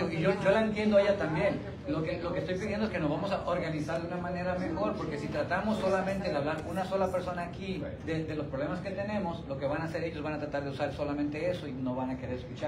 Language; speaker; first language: Spanish; native; Spanish